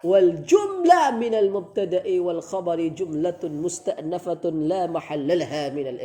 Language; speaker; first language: Arabic; non-native, fluent; Indonesian